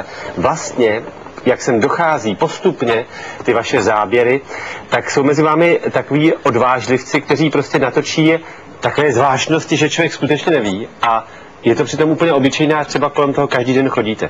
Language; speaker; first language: Czech; native; Czech